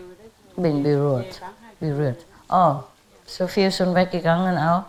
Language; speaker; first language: German; non-native, learner; Vietnamese